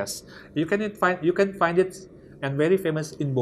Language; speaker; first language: English; non-native, fluent; Indonesian